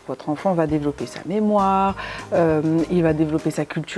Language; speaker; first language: French; native; French